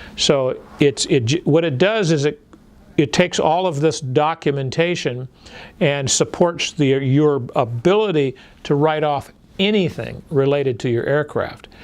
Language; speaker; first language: English; native; English